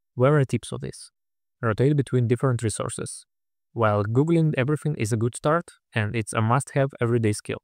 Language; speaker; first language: English; non-native, fluent; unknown